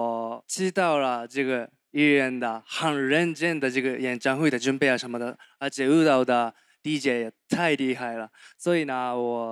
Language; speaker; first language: Chinese; non-native, learner; Japanese